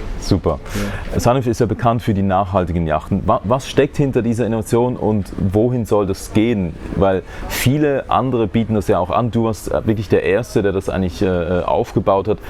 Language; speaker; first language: German; native; German